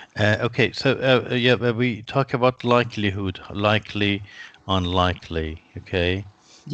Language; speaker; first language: English; non-native, fluent; Persian